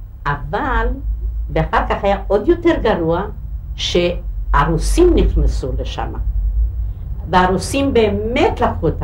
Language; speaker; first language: Hebrew; non-native, local second language; Hungarian